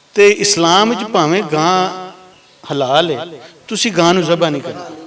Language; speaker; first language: Punjabi; native; Punjabi